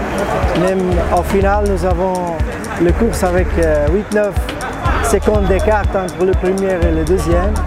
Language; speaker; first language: French; non-native, fluent; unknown